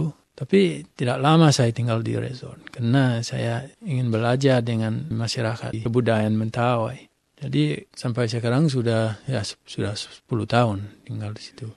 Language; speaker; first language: Indonesian; non-native, fluent; English